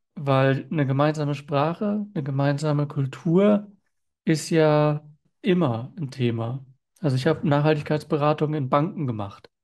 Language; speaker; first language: German; native; German